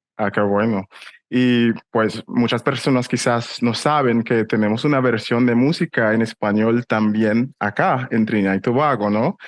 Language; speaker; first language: Spanish; non-native, fluent; English